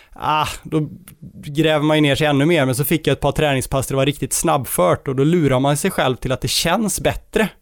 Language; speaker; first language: Swedish; native; Swedish